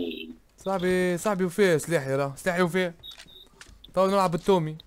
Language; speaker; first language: Arabic; native; Arabic